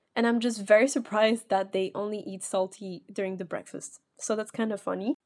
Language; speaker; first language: English; non-native, fluent; French